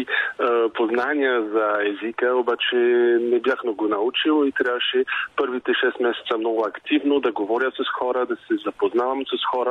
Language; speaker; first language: Bulgarian; non-native, fluent; French